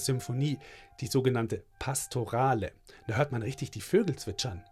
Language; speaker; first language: German; native; German